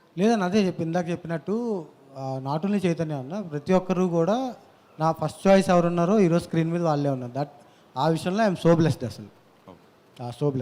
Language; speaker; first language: Telugu; native; Telugu